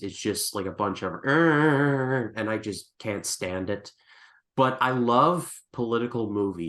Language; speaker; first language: English; native; English